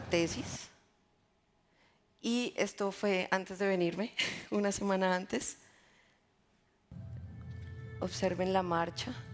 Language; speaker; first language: Spanish; native; Spanish